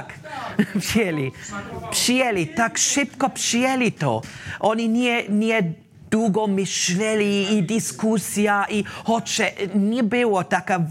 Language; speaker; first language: Polish; non-native, learner; German